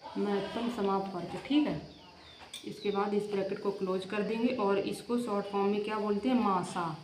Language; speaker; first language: Hindi; native; Hindi